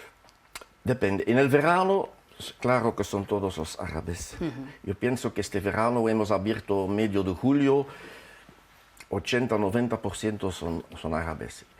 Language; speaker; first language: Spanish; non-native, fluent; French